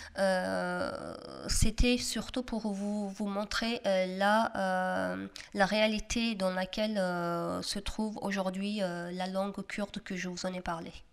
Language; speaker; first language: French; non-native, fluent; Kurdish